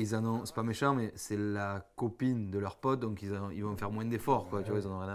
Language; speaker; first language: French; native; French